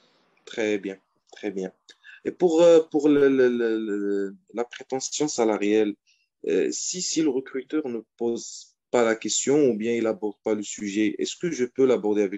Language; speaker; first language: French; non-native, fluent; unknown